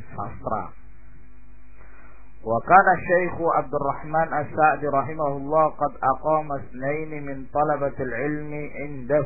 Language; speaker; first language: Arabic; non-native, fluent; Indonesian